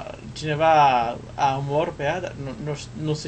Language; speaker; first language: Romanian; non-native, learner; Portuguese